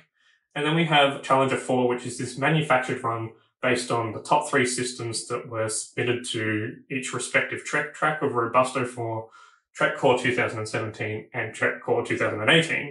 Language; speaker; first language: English; native; English